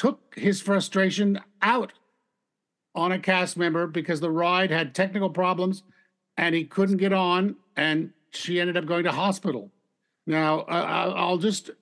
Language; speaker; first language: English; native; English